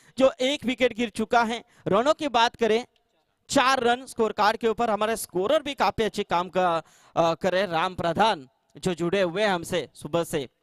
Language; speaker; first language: Hindi; non-native, local second language; Marathi